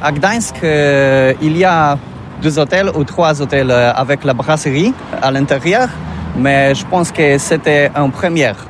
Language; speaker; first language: French; non-native, learner; Polish